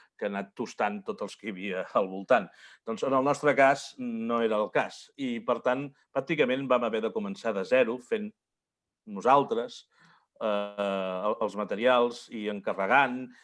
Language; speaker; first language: Catalan; native; Catalan